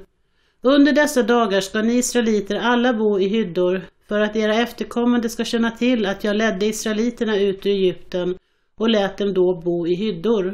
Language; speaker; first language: Swedish; native; Swedish